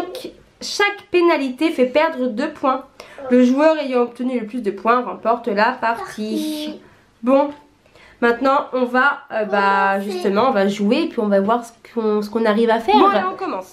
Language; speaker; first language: French; native; French